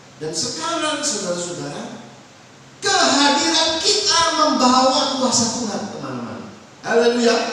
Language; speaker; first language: Indonesian; non-native, local second language; Javanese